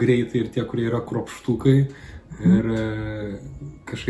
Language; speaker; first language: Lithuanian; native; Lithuanian